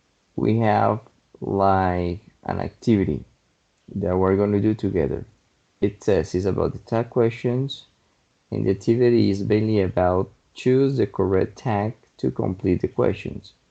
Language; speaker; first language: English; non-native, fluent; Spanish